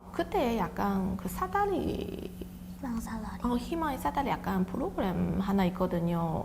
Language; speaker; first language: Korean; non-native, fluent; Chinese